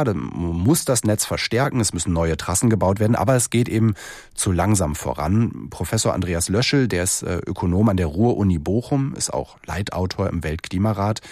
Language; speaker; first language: German; native; German